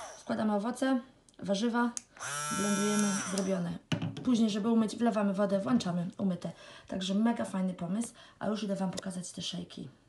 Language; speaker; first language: Polish; native; Polish